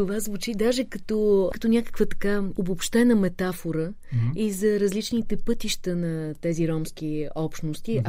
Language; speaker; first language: Bulgarian; native; Bulgarian